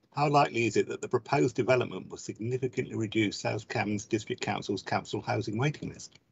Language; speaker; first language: English; native; English